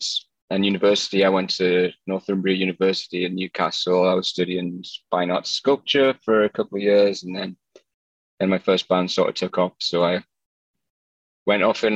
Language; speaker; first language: English; native; English